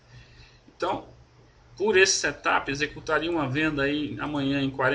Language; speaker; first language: Portuguese; native; Portuguese